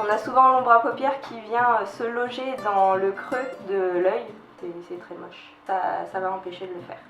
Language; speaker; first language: French; native; French